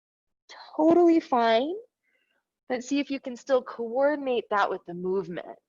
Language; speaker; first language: English; native; English